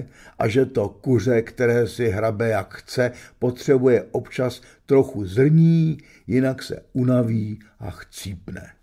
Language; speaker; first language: Czech; native; Czech